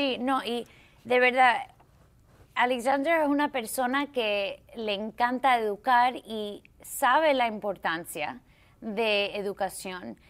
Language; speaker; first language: Spanish; early bilingual, heritage; Spanish